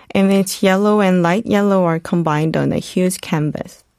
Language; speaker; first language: English; non-native, fluent; Korean